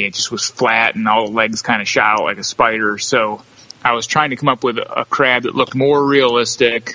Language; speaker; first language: English; native; English